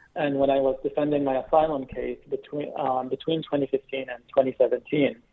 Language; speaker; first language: English; non-native, fluent; Arabic